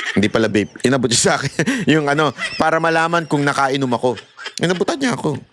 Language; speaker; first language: Filipino; native; Filipino